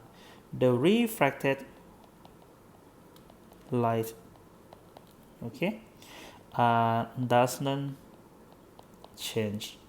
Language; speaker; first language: English; non-native, fluent; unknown